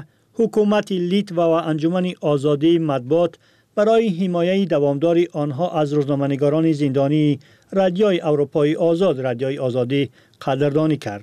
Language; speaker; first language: Persian; native; Persian